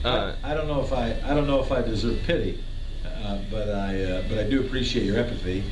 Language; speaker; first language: English; native; English